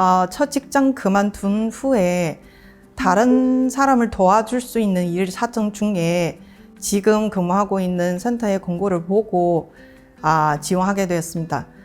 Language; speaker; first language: Korean; non-native, fluent; Chinese